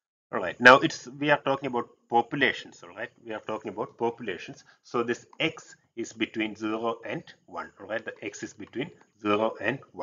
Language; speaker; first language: English; non-native, local second language; Malayalam